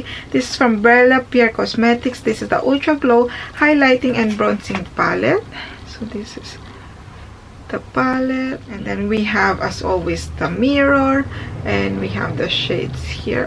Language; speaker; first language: English; non-native, fluent; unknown